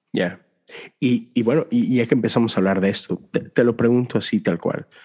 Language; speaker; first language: Spanish; native; Spanish